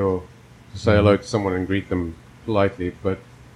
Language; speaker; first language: English; non-native, local second language; Afrikaans